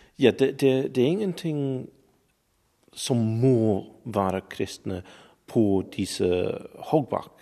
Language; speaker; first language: Norwegian; non-native, learner; English